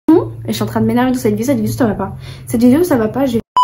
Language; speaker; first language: French; native; French